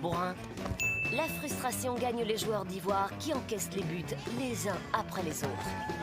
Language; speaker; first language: French; native; French